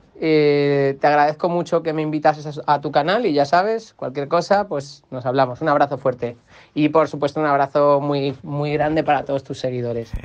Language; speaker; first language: Spanish; native; Spanish